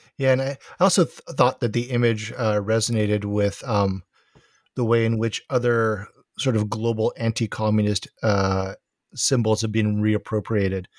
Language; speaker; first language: English; native; English